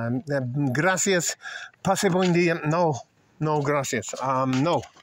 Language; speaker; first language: Spanish; non-native, learner; English